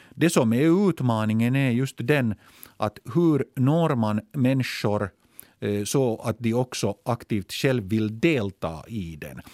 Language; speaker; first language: Swedish; native; Swedish